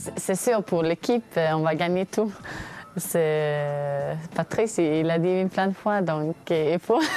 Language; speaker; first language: French; non-native, fluent; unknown